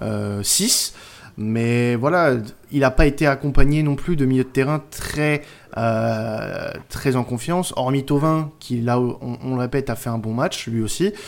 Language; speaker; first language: French; native; French